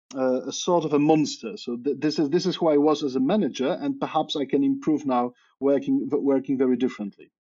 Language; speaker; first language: English; non-native, fluent; Polish